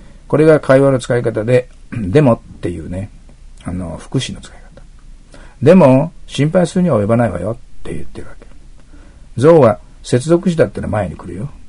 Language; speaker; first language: Japanese; native; Japanese